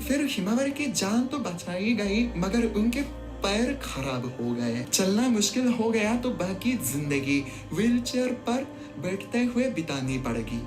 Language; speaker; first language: Hindi; non-native, fluent; Japanese